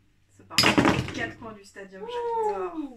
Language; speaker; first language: French; native; French